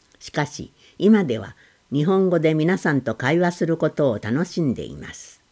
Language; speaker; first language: Japanese; non-native, fluent; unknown